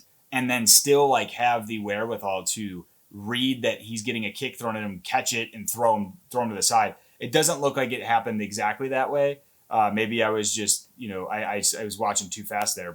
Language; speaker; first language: English; native; English